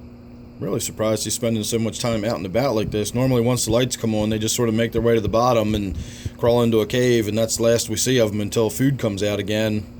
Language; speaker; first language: English; native; English